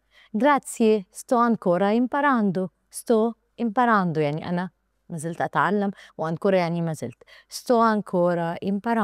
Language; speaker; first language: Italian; non-native, learner; Arabic